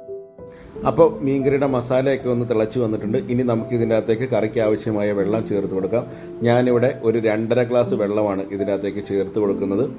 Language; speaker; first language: Malayalam; native; Malayalam